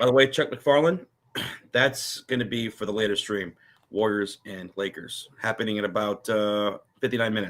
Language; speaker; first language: English; native; English